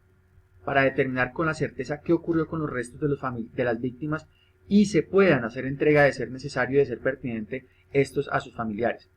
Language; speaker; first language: Spanish; native; Spanish